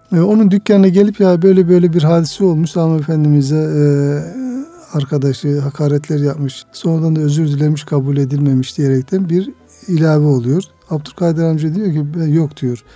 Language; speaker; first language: Turkish; native; Turkish